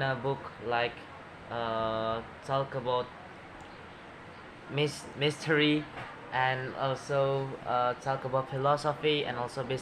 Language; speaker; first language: English; non-native, learner; Indonesian